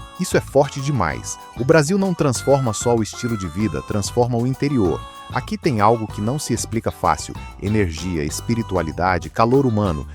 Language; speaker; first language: Portuguese; native; Portuguese